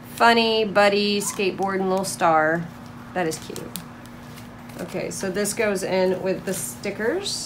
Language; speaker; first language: English; native; English